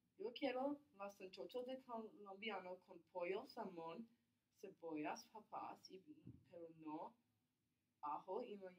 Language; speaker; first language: Spanish; non-native, learner; English